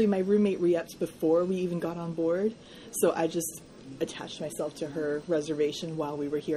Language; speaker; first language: English; native; English